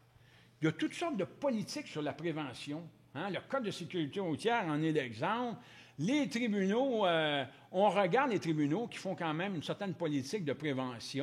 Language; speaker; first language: French; native; French